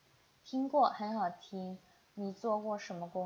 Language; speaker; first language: Chinese; non-native, fluent; Indonesian